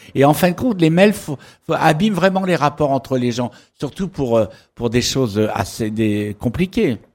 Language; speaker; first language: French; native; French